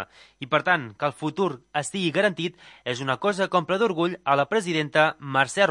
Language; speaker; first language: Catalan; native; Catalan